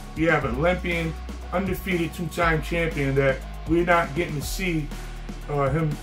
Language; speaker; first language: English; native; English